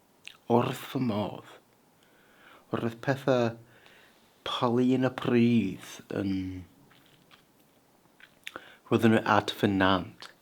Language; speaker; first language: Welsh; non-native, fluent; English